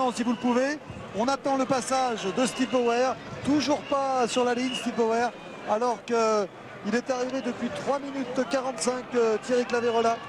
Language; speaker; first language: French; native; French